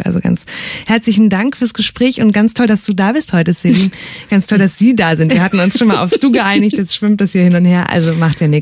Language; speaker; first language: German; native; German